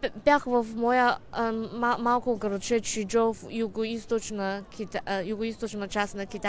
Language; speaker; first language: Bulgarian; non-native, fluent; Chinese